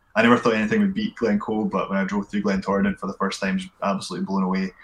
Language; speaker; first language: English; native; English